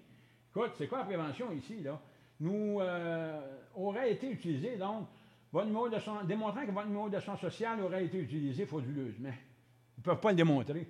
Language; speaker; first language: French; native; French